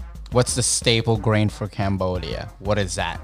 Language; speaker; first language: English; non-native, local second language; Filipino